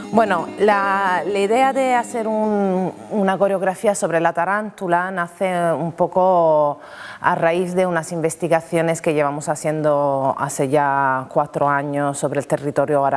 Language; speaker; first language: Spanish; non-native, fluent; Italian